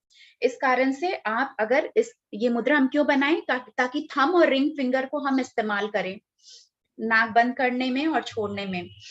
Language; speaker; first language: Hindi; native; Hindi